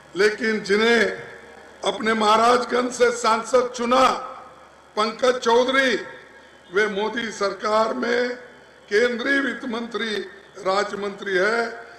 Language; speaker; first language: Hindi; non-native, local second language; Kannada